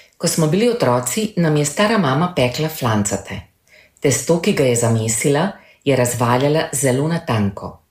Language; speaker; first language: Slovenian; native; Slovenian